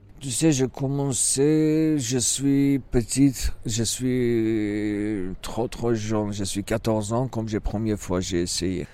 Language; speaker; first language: French; non-native, learner; Kurdish